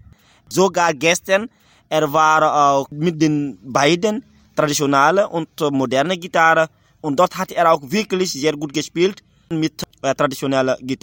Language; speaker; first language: German; non-native, learner; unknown